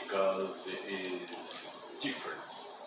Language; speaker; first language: English; non-native, learner; Portuguese